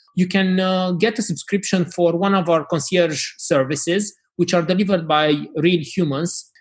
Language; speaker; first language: English; non-native, fluent; Romanian